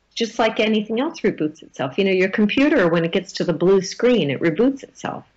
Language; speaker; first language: English; native; English